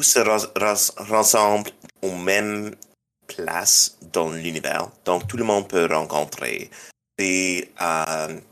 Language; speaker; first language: French; non-native, local second language; English